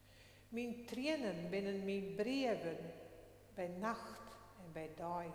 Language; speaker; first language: Dutch; non-native, local second language; Western Frisian